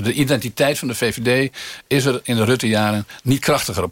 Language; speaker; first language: Dutch; native; Dutch